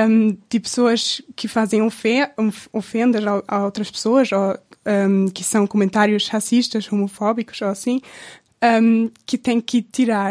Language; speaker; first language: Portuguese; non-native, fluent; German